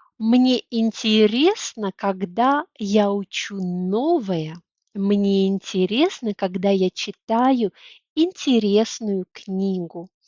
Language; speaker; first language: Russian; native; Russian